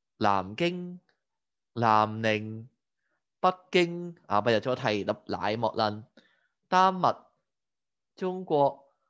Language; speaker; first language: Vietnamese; non-native, fluent; Cantonese